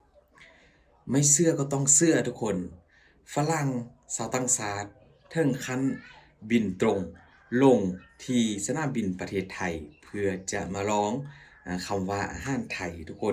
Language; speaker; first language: Thai; non-native, local second language; Northeastern Thai